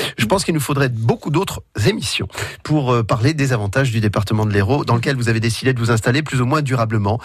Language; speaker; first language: French; native; French